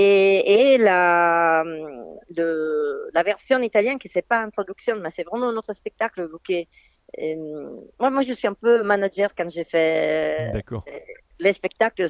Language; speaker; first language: French; non-native, fluent; Italian